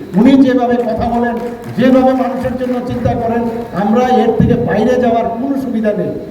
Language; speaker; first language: Bangla; native; Bangla